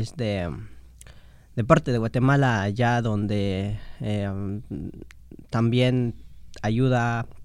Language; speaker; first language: Spanish; non-native, local second language; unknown